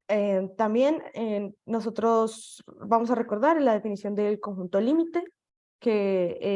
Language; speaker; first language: Spanish; native; Spanish